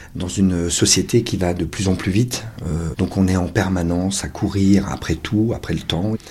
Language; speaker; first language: French; native; French